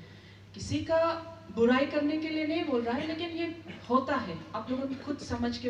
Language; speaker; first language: Hindi; non-native, local second language; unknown